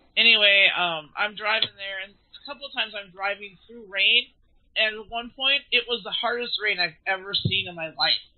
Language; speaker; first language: English; native; English